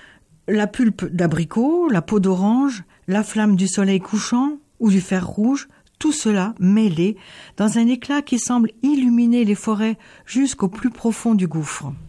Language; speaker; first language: French; native; French